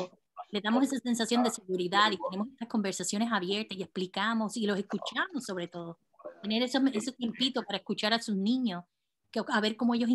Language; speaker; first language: Spanish; native; Spanish